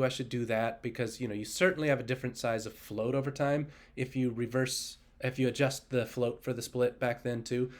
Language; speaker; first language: English; native; English